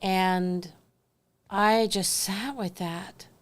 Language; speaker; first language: English; native; English